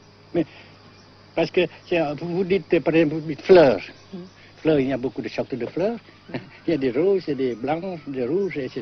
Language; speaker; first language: French; non-native, fluent; Vietnamese